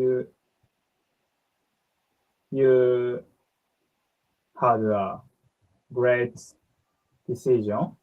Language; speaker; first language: English; non-native, learner; Japanese